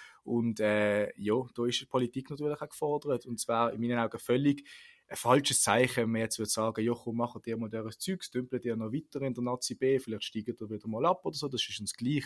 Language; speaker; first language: German; native; German